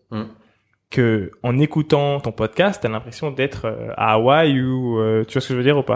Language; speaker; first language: French; native; French